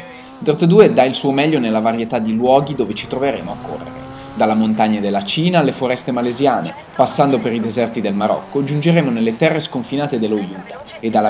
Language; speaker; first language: Italian; native; Italian